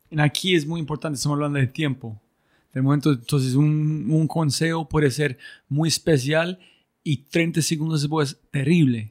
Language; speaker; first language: Spanish; non-native, learner; English